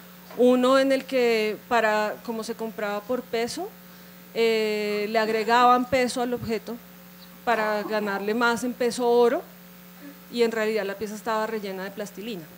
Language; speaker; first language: Spanish; native; Spanish